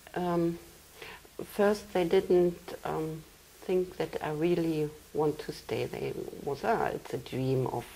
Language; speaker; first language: English; non-native, fluent; German